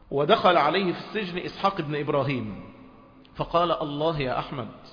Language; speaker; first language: Arabic; native; Arabic